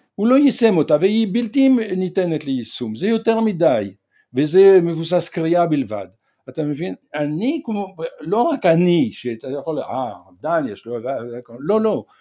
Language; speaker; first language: Hebrew; non-native, fluent; French